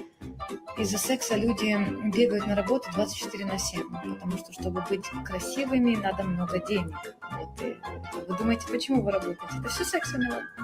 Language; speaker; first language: Russian; native; Russian